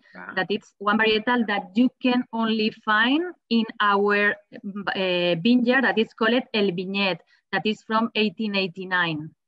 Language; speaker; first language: English; non-native, fluent; Spanish